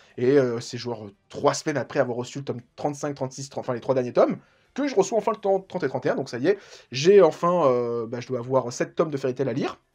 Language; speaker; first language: French; native; French